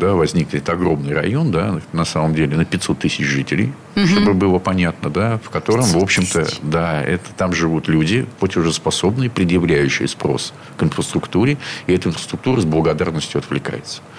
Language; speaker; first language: Russian; native; Russian